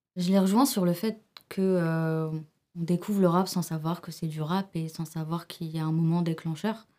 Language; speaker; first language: French; early bilingual, other home language; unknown